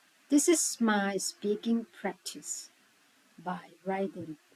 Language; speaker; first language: English; non-native, learner; Thai